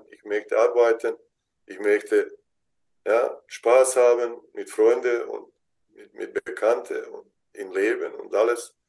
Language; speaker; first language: German; non-native, fluent; Bosnian